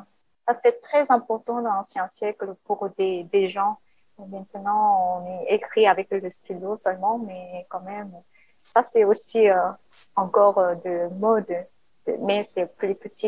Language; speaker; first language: French; non-native, learner; Korean